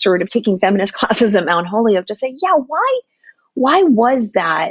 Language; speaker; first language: English; non-native, local second language; Filipino